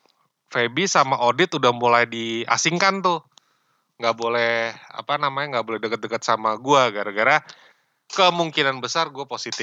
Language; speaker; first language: Indonesian; native; Indonesian